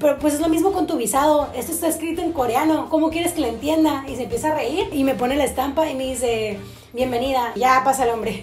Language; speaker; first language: Spanish; native; Spanish